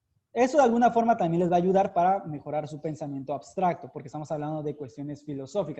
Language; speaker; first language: Spanish; native; Spanish